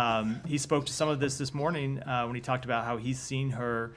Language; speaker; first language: English; native; English